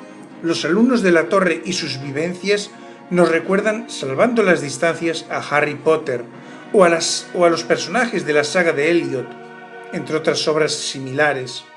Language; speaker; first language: Spanish; native; Spanish